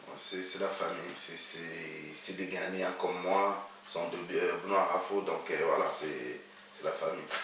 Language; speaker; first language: French; early bilingual, other home language; Akan